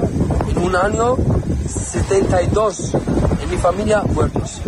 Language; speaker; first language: Spanish; non-native, learner; Arabic